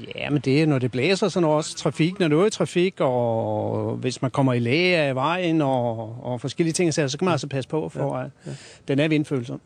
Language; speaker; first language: Danish; native; Danish